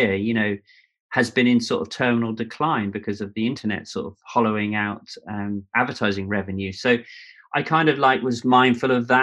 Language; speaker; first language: English; native; English